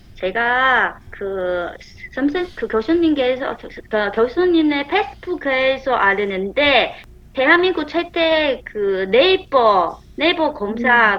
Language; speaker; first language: Korean; non-native, fluent; Chinese